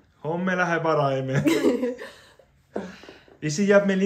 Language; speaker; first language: Estonian; non-native, learner; Spanish